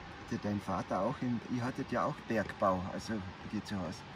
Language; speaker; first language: German; native; German